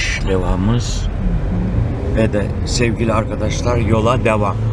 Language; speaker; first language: Turkish; native; Turkish